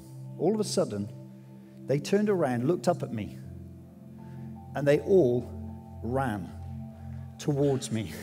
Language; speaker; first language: English; native; English